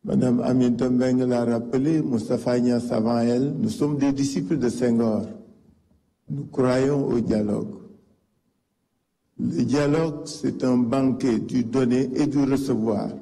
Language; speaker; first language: French; non-native, local second language; Wolof